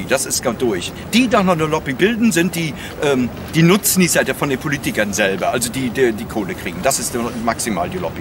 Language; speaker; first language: German; native; German